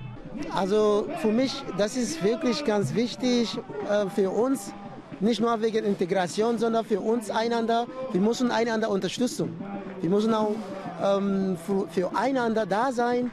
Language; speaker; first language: German; non-native, fluent; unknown